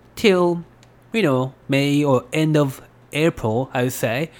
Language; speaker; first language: English; non-native, fluent; Japanese